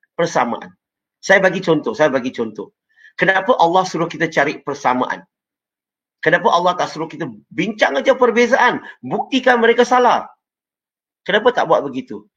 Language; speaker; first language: Malay; non-native, local second language; Chinese